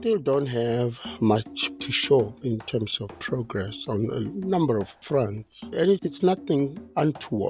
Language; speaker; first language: English; non-native, local second language; Tswana